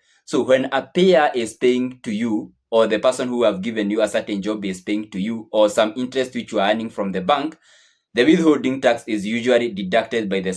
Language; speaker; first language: English; non-native, local second language; Swahili